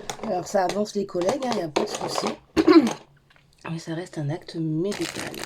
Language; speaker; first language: French; native; French